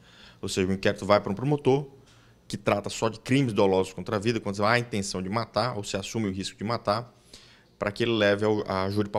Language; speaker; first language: Portuguese; native; Portuguese